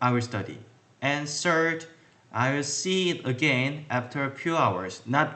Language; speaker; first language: English; non-native, learner; Korean